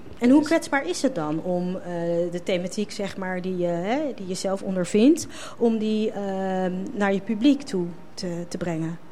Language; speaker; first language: Dutch; native; Dutch